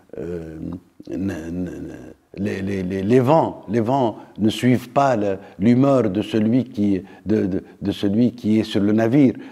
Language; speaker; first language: French; non-native, local second language; Arabic